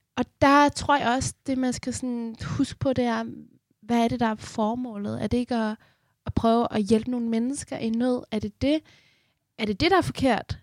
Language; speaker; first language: Danish; early bilingual, other home language; Persian